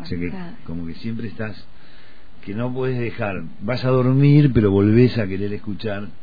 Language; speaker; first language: Spanish; native; Spanish